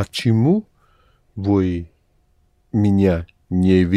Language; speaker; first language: Russian; non-native, learner; English